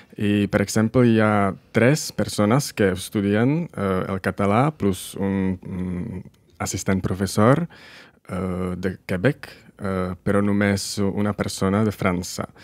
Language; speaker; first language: Catalan; non-native, learner; Czech